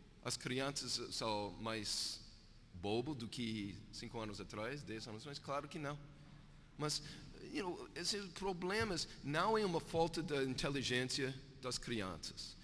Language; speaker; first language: Portuguese; non-native, learner; English